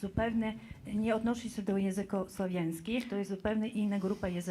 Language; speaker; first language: Polish; non-native, fluent; Tajik